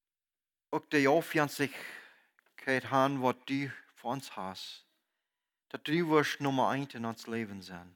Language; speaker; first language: German; non-native, learner; Plautdietsch